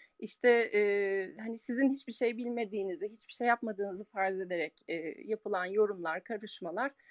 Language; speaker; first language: Turkish; early bilingual, heritage; Turkish